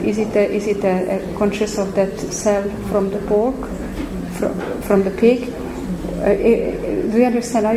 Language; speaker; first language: English; non-native, fluent; Hungarian